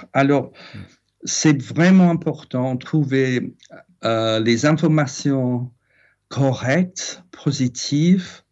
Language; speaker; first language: French; non-native, fluent; English